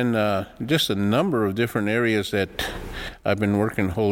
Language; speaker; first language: English; early bilingual, other home language; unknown